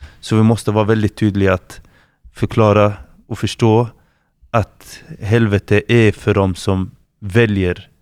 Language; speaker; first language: Swedish; non-native, fluent; Arabic